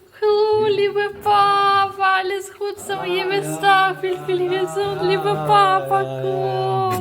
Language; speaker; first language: German; non-native, learner; Ukrainian